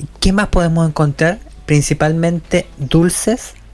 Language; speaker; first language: Spanish; native; Spanish